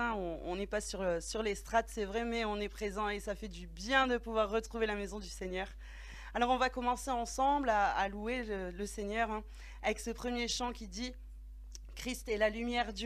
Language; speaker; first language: French; native; French